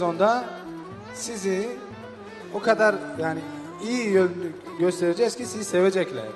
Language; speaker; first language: Turkish; non-native, fluent; Tajik